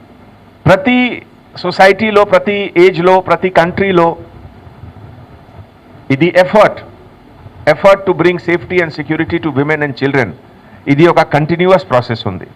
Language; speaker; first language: Telugu; non-native, local second language; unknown